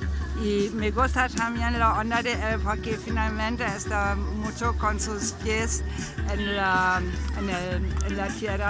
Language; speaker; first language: Spanish; non-native, fluent; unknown